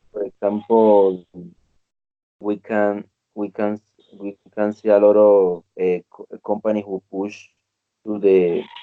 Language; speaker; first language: English; non-native, learner; Spanish